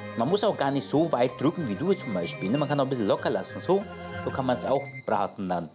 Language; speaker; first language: German; early bilingual, other home language; Turkish